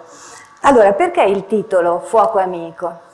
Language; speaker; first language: Italian; native; Italian